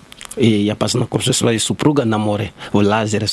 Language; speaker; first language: Russian; non-native, learner; Lingala